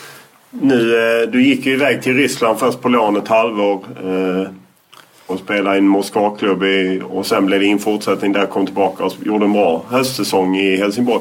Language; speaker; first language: Swedish; native; Swedish